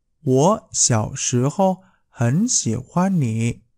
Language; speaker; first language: Chinese; non-native, fluent; Vietnamese